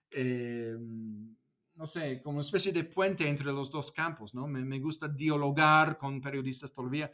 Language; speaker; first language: Spanish; non-native, fluent; English